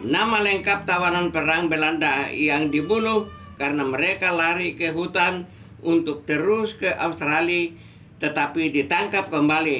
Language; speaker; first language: Indonesian; non-native, local second language; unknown